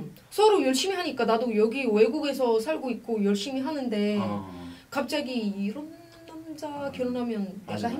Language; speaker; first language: Korean; non-native, fluent; Arabic